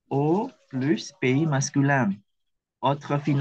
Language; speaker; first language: French; non-native, fluent; Indonesian